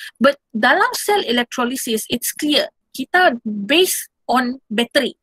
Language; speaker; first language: English; non-native, local second language; Malay